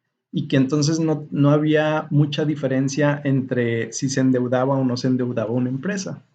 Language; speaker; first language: Spanish; native; Spanish